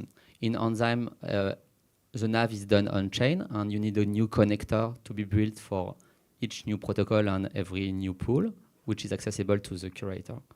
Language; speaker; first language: English; non-native, fluent; French